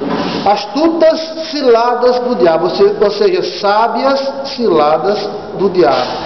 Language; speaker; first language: Portuguese; native; Portuguese